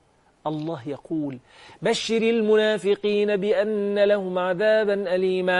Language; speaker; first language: Arabic; native; Arabic